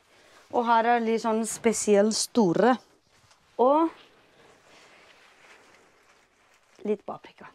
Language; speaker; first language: Norwegian; non-native, fluent; Romanian